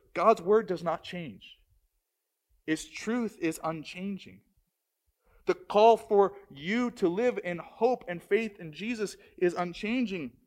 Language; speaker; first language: English; native; English